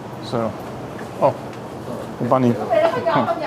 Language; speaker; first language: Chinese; non-native, learner; English